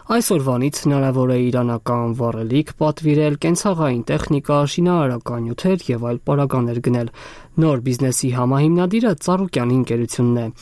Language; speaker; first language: Armenian; native; Armenian